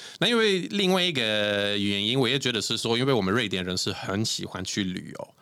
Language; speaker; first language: Chinese; non-native, fluent; Swedish